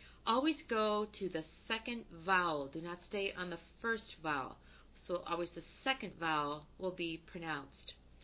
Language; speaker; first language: English; native; English